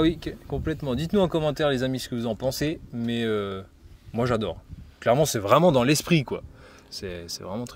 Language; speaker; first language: French; native; French